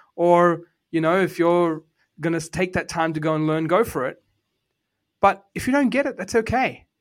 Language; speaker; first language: English; native; English